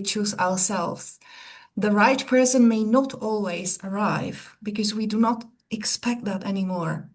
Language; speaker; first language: English; non-native, fluent; Czech